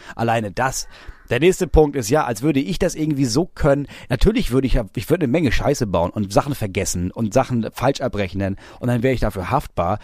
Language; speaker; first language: German; native; German